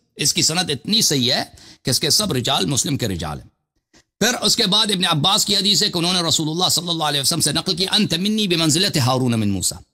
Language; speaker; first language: Urdu; native; Urdu